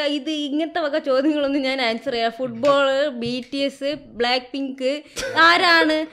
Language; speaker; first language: Malayalam; early bilingual, heritage; Malayalam